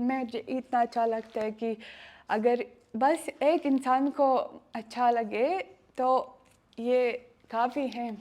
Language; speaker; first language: Hindi; non-native, learner; Russian